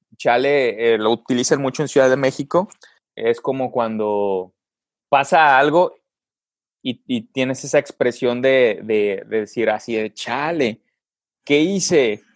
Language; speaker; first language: Spanish; native; Spanish